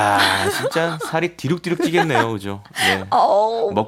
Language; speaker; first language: Korean; native; Korean